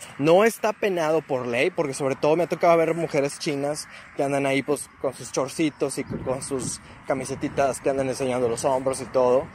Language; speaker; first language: Spanish; native; Spanish